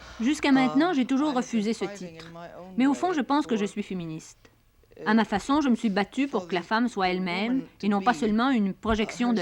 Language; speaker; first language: French; native; French